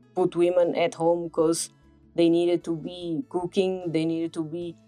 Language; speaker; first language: English; non-native, fluent; Portuguese